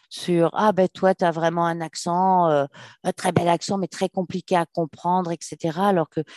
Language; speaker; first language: French; native; French